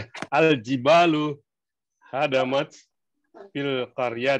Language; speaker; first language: Arabic; non-native, learner; Indonesian